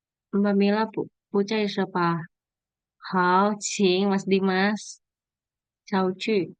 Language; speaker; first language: Chinese; non-native, fluent; Indonesian